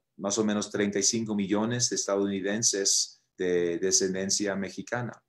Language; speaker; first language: Spanish; early bilingual, other home language; English